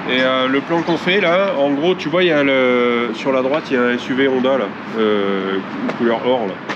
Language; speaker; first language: French; native; French